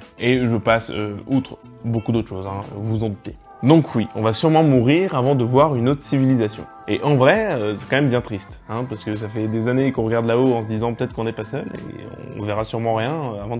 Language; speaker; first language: French; native; French